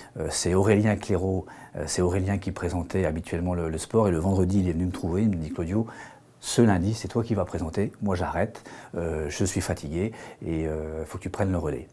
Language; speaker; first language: French; native; French